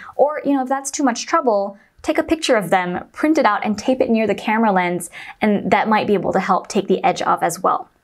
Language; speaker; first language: English; non-native, local second language; Chinese